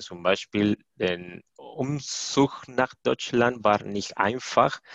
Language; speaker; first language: German; non-native, learner; Spanish